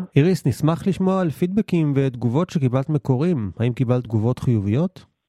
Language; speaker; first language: Hebrew; native; Hebrew